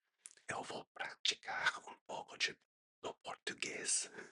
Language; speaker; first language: Portuguese; non-native, learner; English